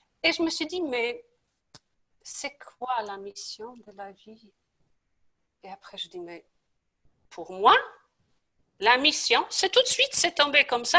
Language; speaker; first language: French; non-native, fluent; Polish